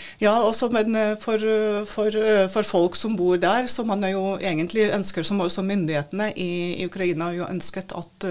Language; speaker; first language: Norwegian; non-native, fluent; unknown